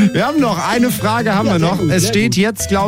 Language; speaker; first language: German; native; German